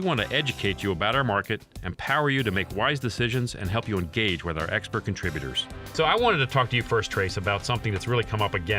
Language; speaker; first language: English; native; English